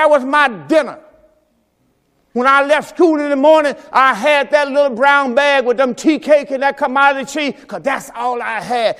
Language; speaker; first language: English; native; English